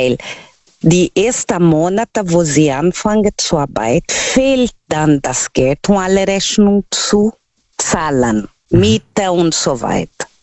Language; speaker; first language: German; non-native, learner; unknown